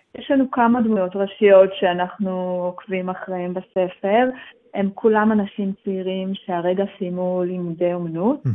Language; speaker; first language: Hebrew; native; Hebrew